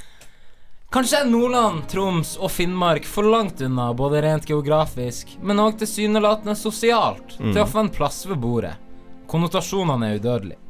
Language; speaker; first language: Norwegian; native; Norwegian